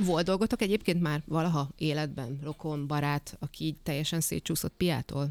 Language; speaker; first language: Hungarian; native; Hungarian